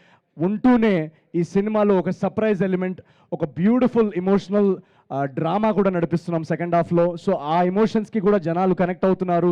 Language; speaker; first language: Telugu; native; Telugu